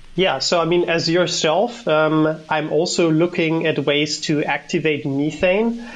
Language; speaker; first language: English; non-native, fluent; German